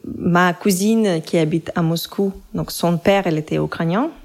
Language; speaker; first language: French; non-native, fluent; Russian